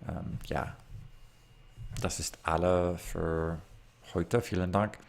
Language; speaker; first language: German; non-native, learner; English